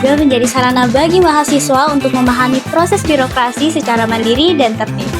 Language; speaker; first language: Indonesian; native; Indonesian